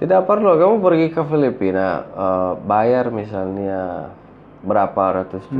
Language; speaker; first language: Indonesian; non-native, fluent; Arabic